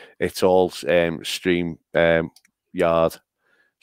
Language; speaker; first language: English; native; English